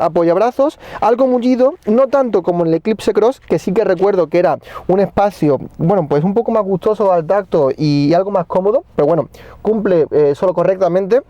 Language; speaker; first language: Spanish; native; Spanish